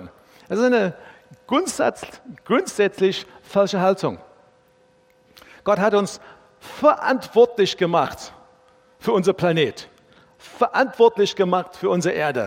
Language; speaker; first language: German; non-native, fluent; English